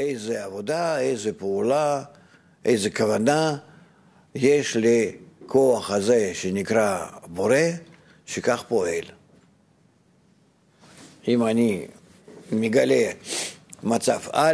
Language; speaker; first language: Hebrew; non-native, fluent; Russian